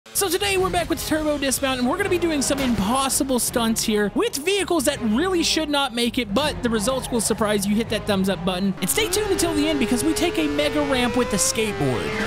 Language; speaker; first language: English; native; English